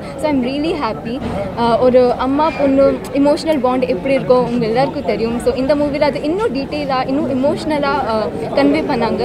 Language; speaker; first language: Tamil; non-native, fluent; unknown